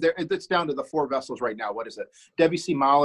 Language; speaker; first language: English; non-native, fluent; German